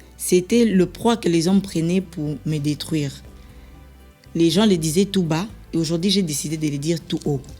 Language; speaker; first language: French; non-native, local second language; Lingala